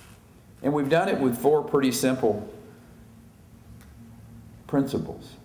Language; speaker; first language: English; native; English